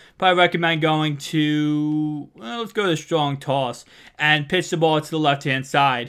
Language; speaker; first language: English; native; English